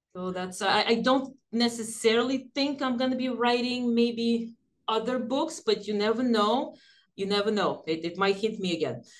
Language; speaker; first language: English; early bilingual, other home language; Ukrainian